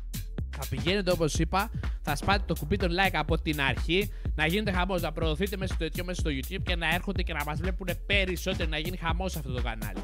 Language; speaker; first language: Greek; native; Greek